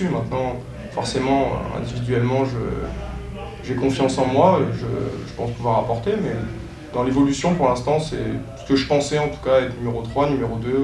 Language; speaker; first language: French; native; French